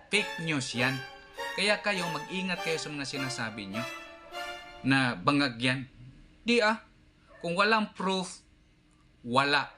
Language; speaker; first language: Filipino; non-native, local second language; Cebuano